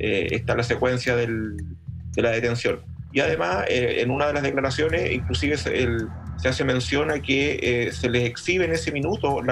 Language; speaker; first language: Spanish; native; Spanish